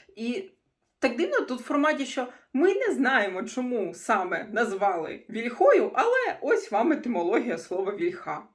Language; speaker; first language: Ukrainian; non-native, local second language; Russian